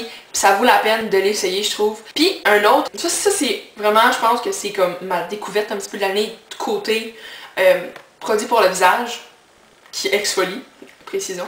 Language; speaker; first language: French; native; French